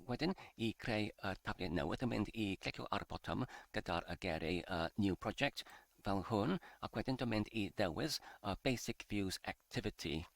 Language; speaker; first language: Welsh; non-native, learner; English